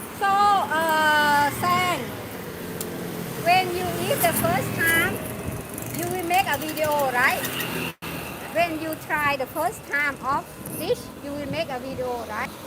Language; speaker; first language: English; non-native, learner; Thai